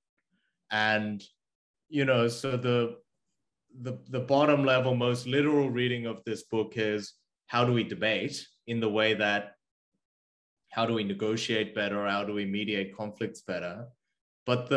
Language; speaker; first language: English; early bilingual, other home language; Korean